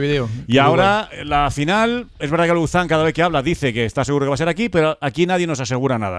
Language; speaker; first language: Spanish; native; Spanish